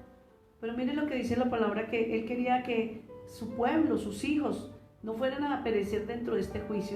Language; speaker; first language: Spanish; native; Spanish